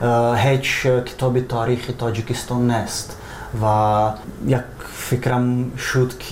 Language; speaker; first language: Persian; non-native, fluent; Czech